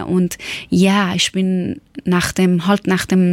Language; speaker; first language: German; non-native, learner; Persian